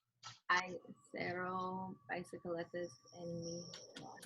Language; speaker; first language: Spanish; non-native, learner; English